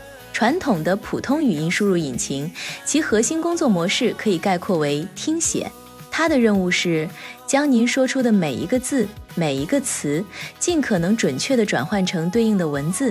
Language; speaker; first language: Chinese; native; Chinese